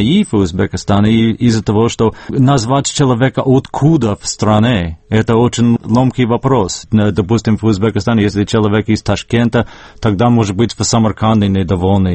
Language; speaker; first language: Russian; non-native, fluent; English